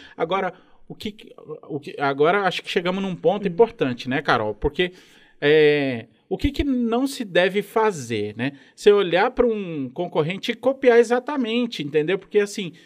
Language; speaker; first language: Portuguese; native; Portuguese